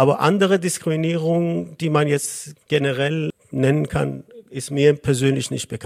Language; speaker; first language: German; non-native, fluent; Azerbaijani